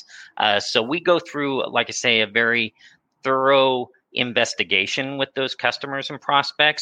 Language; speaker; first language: English; native; English